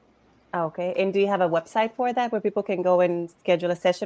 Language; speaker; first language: English; native; English